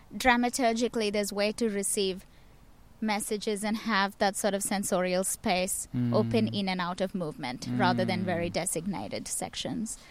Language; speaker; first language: English; non-native, local second language; Tamil